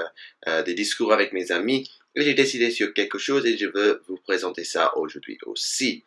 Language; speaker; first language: French; non-native, fluent; English